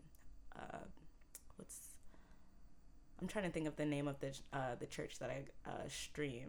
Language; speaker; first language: English; early bilingual, other home language; Haitian Creole